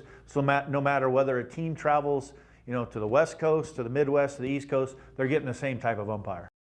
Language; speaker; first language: English; native; English